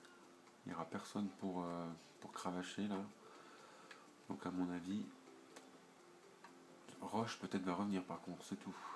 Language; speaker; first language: French; native; French